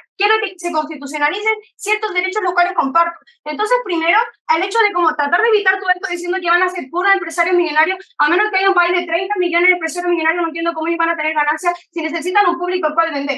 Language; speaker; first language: Spanish; native; Spanish